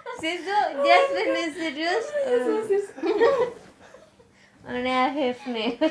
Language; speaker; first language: German; non-native, learner; Spanish